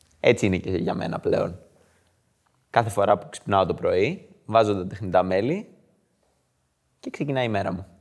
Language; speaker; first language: Greek; native; Greek